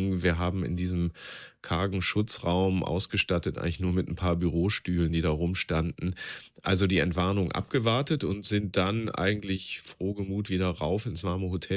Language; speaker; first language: German; native; German